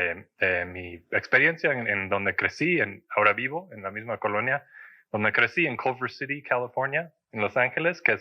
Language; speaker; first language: Spanish; early bilingual, heritage; Spanish